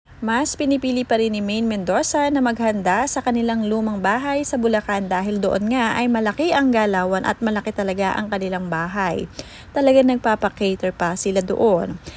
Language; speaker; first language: Filipino; native; Filipino